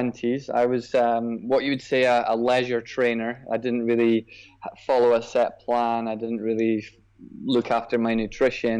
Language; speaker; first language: English; native; English